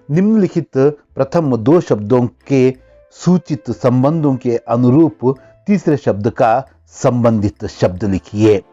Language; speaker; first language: Hindi; non-native, local second language; Kannada